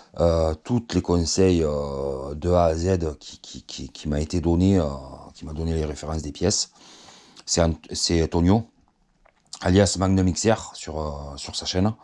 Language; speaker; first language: French; native; French